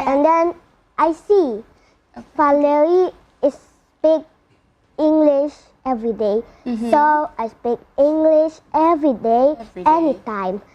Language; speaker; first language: English; non-native, learner; Indonesian